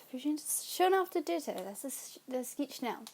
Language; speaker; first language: German; non-native, learner; English